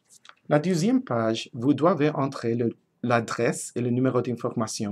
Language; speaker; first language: French; non-native, fluent; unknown